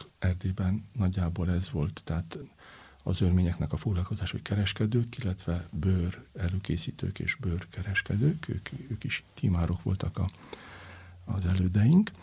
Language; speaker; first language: Hungarian; native; Hungarian